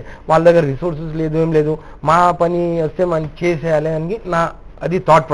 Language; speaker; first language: Telugu; non-native, local second language; Urdu